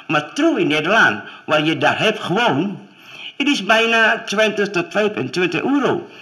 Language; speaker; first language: Dutch; non-native, learner; Indonesian